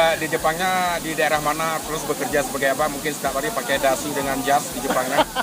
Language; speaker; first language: Indonesian; native; Indonesian